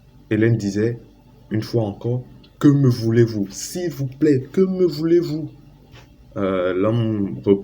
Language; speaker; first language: French; native; French